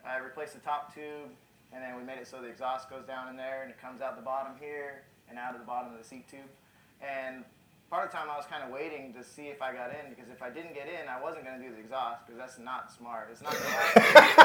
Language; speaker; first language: English; native; English